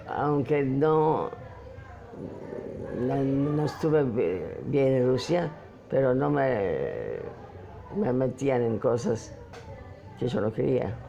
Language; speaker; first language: Spanish; non-native, fluent; Polish